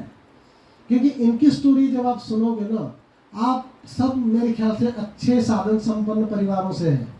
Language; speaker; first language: Hindi; native; Hindi